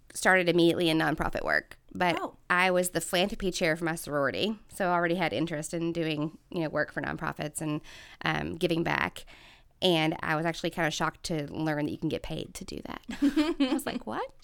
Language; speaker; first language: English; native; English